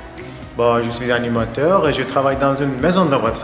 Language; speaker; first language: French; non-native, learner; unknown